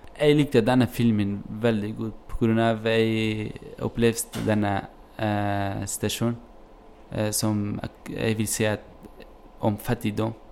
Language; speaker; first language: Norwegian; non-native, learner; Kurdish